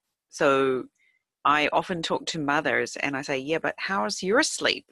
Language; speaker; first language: English; native; English